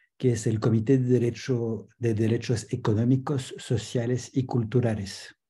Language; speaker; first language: Spanish; non-native, learner; French